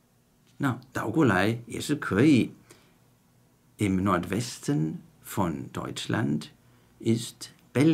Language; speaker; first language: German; non-native, fluent; Chinese